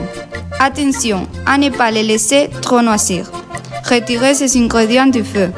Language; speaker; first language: French; non-native, learner; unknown